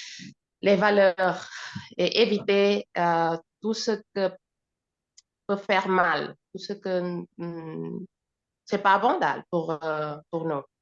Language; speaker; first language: French; non-native, fluent; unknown